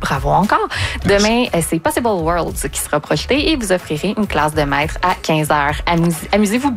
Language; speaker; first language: French; native; French